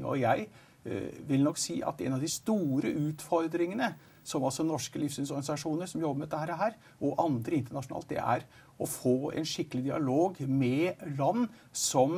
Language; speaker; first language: Norwegian; native; Norwegian